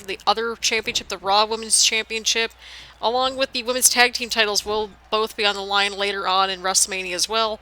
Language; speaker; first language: English; native; English